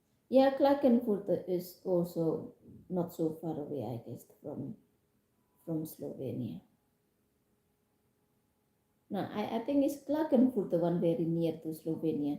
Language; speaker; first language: English; non-native, fluent; Indonesian